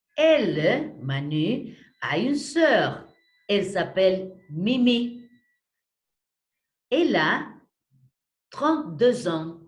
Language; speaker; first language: French; non-native, fluent; Spanish